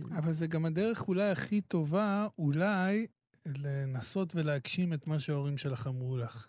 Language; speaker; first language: Hebrew; native; Hebrew